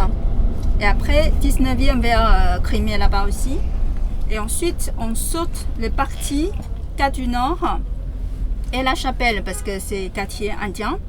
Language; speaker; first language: French; non-native, fluent; Chinese